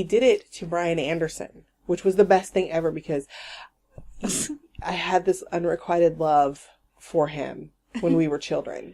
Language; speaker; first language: English; native; English